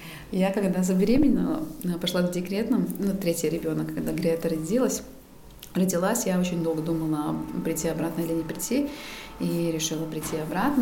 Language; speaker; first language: Russian; non-native, local second language; Latvian